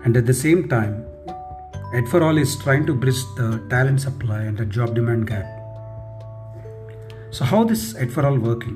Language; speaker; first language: English; non-native, local second language; Telugu